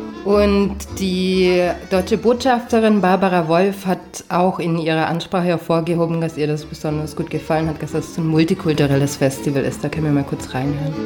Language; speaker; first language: German; native; German